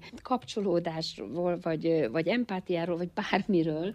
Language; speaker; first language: Hungarian; native; Hungarian